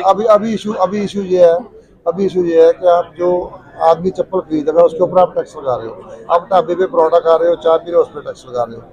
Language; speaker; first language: Hindi; non-native, local second language; Punjabi